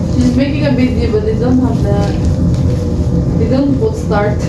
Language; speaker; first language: English; non-native, learner; Filipino